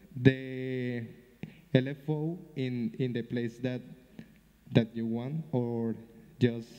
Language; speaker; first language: English; non-native, fluent; Spanish